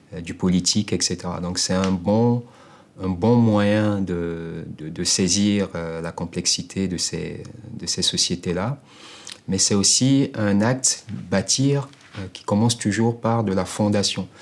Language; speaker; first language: French; non-native, local second language; Ewe